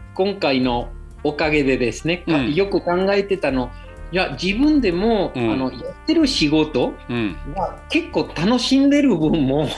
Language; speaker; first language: Japanese; non-native, learner; Spanish